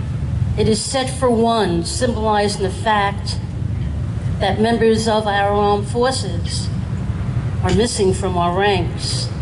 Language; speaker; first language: English; native; English